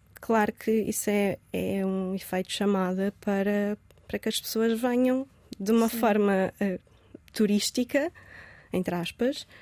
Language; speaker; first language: Portuguese; early bilingual, other home language; Romanian